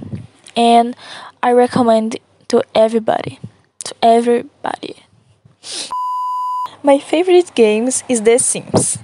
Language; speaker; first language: English; non-native, learner; Portuguese